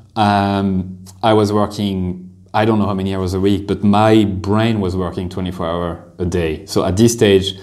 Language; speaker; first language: English; non-native, fluent; French